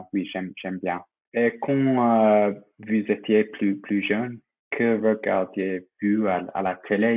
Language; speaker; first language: French; non-native, fluent; English